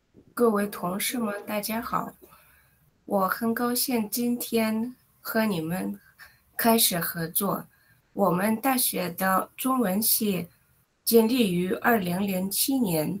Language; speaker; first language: Chinese; non-native, fluent; Russian